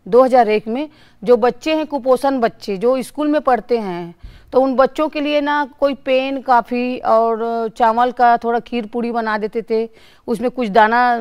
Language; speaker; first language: Hindi; native; Hindi